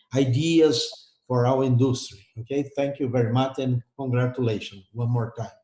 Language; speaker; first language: English; non-native, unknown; Portuguese